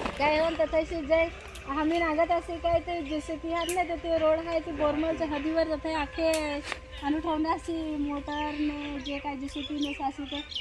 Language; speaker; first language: Marathi; non-native, local second language; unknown